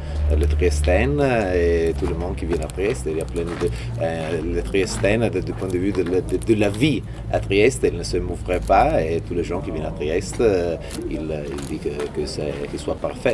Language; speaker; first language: French; non-native, fluent; Italian